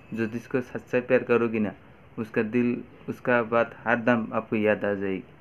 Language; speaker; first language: Hindi; non-native, local second language; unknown